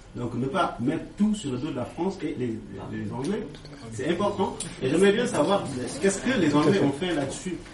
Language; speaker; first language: French; non-native, local second language; Wolof